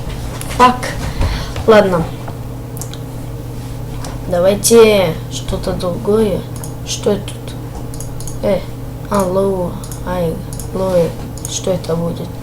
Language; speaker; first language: Russian; early bilingual, heritage; Russian